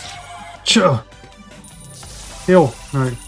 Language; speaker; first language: Dutch; native; Dutch